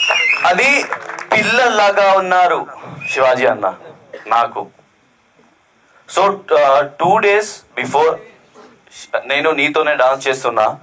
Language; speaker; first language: Telugu; non-native, learner; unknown